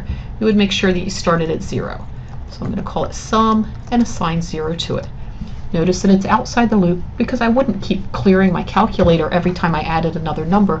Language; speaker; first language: English; native; English